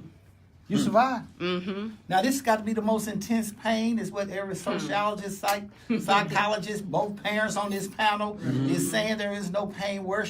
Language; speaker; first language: English; native; English